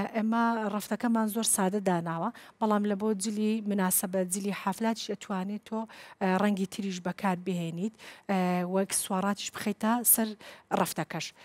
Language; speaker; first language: Central Kurdish; non-native, local second language; Kurdish